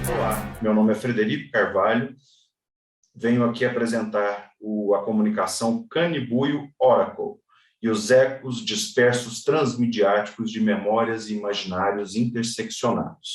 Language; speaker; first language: Portuguese; native; Portuguese